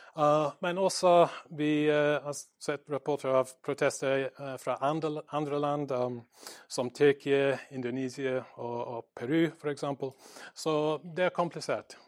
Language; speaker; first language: Norwegian; non-native, learner; English